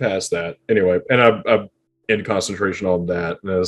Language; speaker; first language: English; native; English